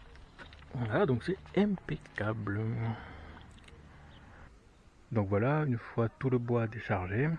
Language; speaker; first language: French; native; French